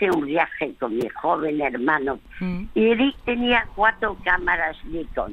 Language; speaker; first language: Spanish; early bilingual, other home language; French